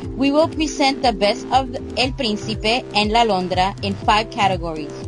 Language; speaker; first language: English; non-native, local second language; Spanish